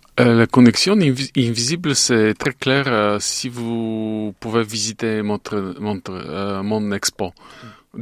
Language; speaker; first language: French; non-native, fluent; Bulgarian